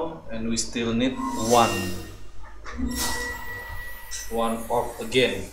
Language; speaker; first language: English; non-native, learner; Indonesian